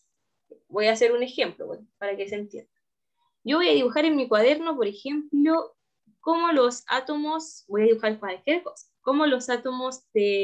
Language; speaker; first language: Spanish; native; Spanish